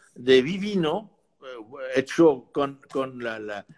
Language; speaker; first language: Spanish; non-native, fluent; French